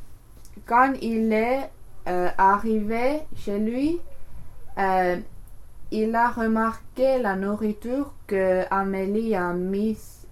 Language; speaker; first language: French; non-native, learner; English